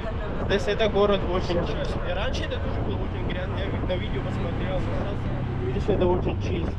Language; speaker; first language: Russian; non-native, learner; Pashto